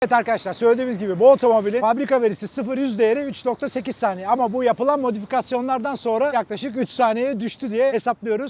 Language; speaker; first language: Turkish; native; Turkish